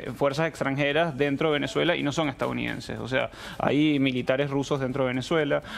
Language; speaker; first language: Spanish; native; Spanish